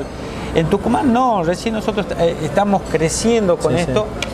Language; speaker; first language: Spanish; native; Spanish